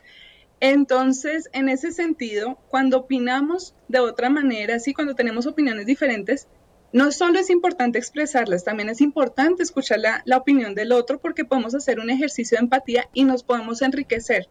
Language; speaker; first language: Spanish; native; Spanish